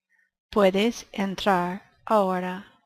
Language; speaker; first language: Spanish; non-native, fluent; English